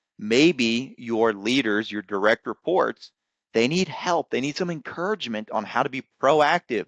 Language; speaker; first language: English; native; English